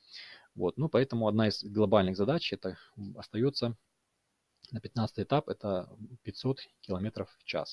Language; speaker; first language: Russian; native; Russian